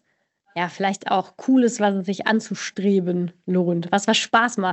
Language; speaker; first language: German; native; German